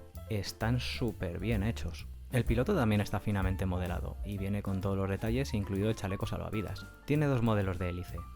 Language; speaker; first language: Spanish; native; Spanish